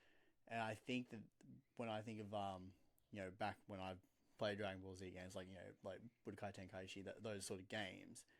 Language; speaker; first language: English; native; English